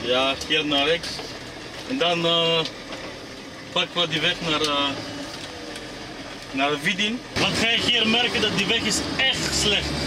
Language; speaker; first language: Dutch; non-native, fluent; Bulgarian